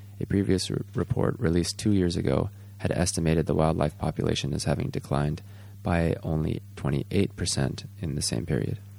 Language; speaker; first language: English; native; English